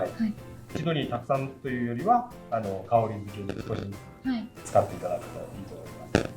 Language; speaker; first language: Japanese; native; Japanese